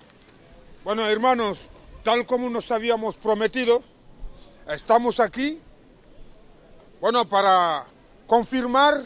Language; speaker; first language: Spanish; non-native, fluent; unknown